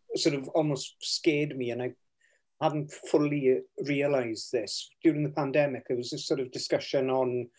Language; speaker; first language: English; native; English